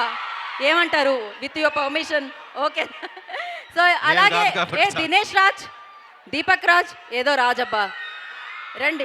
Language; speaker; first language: Telugu; native; Telugu